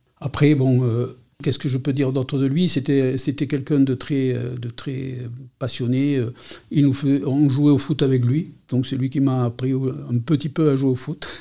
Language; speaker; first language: French; non-native, local second language; Catalan